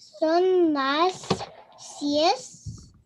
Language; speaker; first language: Spanish; non-native, learner; English